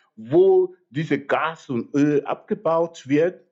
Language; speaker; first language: German; non-native, fluent; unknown